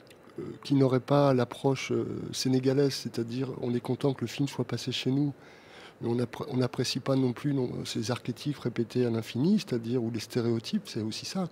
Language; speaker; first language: French; native; French